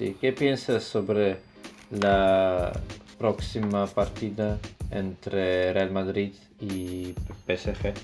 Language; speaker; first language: Spanish; non-native, learner; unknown